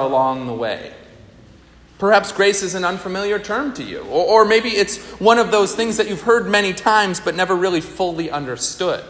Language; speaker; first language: English; native; English